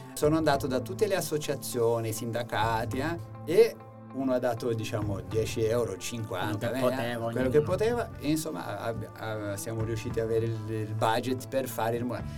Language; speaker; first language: Italian; non-native, fluent; Portuguese